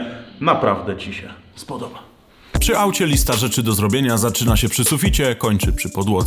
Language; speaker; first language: Polish; native; Polish